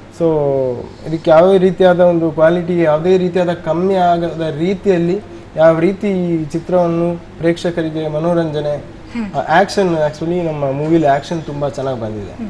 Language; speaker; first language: Kannada; non-native, local second language; Tulu